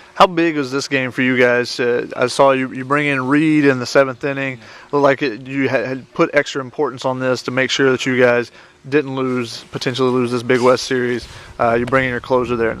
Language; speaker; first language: English; native; English